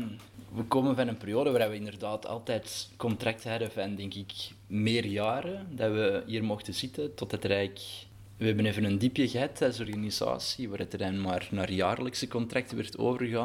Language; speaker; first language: Dutch; native; Dutch